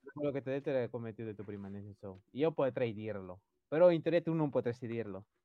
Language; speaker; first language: Italian; early bilingual, other home language; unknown